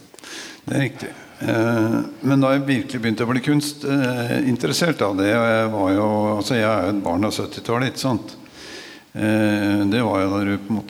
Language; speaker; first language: Norwegian; native; Norwegian